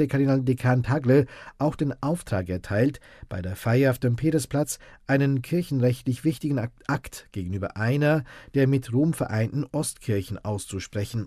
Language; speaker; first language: German; native; German